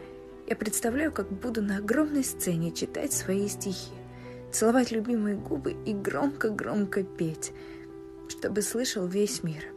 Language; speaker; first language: Russian; native; Russian